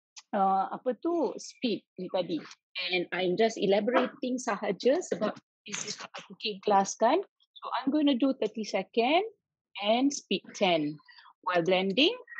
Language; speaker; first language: English; non-native, local second language; Malay